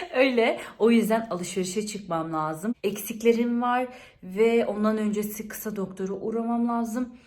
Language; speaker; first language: Turkish; early bilingual, heritage; Turkish